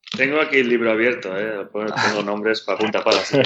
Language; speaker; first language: Spanish; native; Spanish